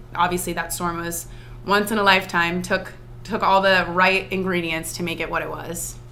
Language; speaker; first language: English; native; English